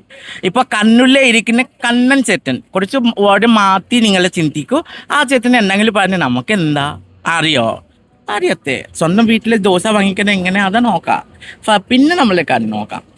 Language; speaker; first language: Malayalam; non-native, fluent; Assamese